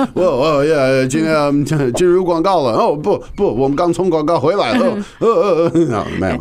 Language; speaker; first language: Chinese; non-native, fluent; English